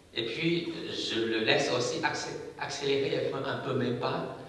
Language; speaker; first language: French; non-native, fluent; Chinese